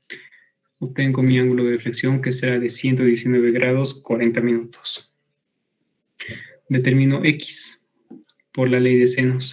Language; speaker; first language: Spanish; native; Spanish